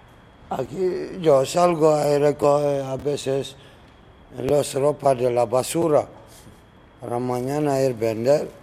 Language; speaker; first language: Spanish; non-native, learner; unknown